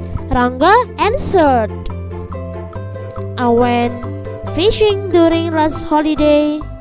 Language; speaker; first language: English; non-native, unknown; Indonesian